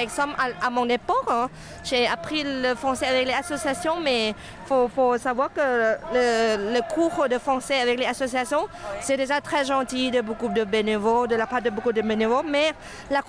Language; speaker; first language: French; non-native, fluent; Thai